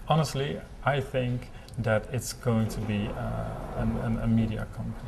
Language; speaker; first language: English; non-native, fluent; Dutch